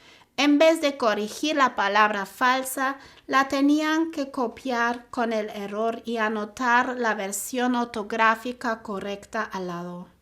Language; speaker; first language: Spanish; non-native, fluent; German